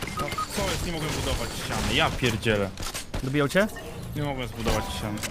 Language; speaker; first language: Polish; native; Polish